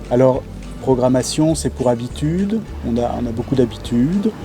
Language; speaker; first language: French; native; French